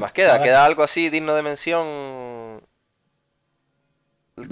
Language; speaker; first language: Spanish; native; Spanish